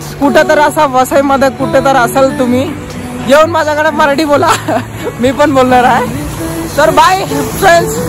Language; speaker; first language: Marathi; non-native, local second language; Hindi